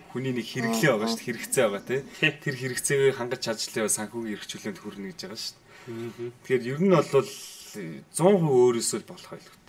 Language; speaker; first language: Mongolian; native; Mongolian